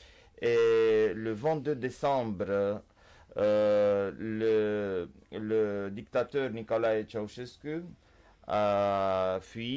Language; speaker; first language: French; non-native, fluent; Romanian